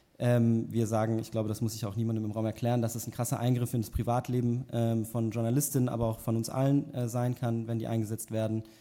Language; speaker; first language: German; native; German